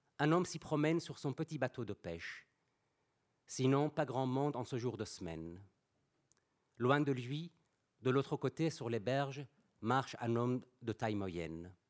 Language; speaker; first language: French; non-native, fluent; Persian